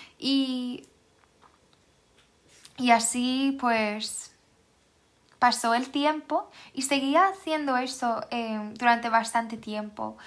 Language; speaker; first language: Spanish; non-native, fluent; Swedish